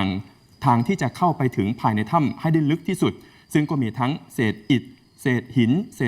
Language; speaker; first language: Thai; native; Thai